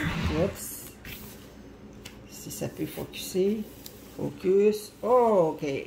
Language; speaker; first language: French; native; French